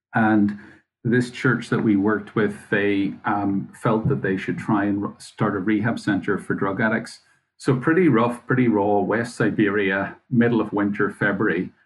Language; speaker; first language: English; native; English